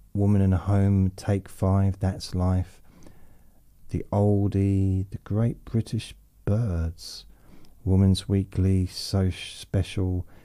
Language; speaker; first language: English; native; English